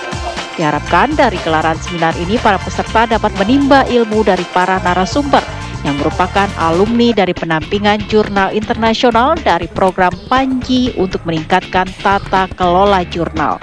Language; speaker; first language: Indonesian; native; Indonesian